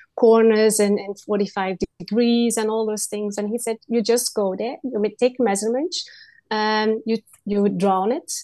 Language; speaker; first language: English; non-native, learner; Dutch